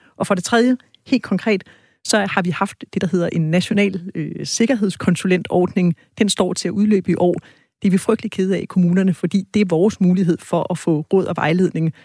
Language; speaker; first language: Danish; native; Danish